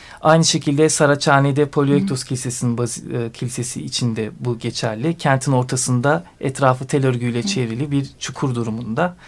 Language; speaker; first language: Turkish; native; Turkish